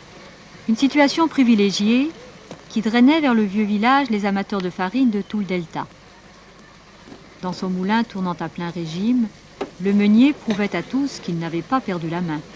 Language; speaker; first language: French; native; French